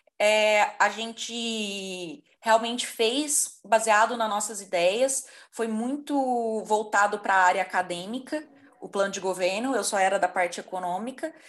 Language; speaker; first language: Portuguese; native; Portuguese